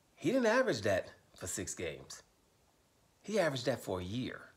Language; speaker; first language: English; native; English